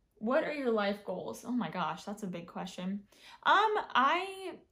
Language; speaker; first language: English; native; English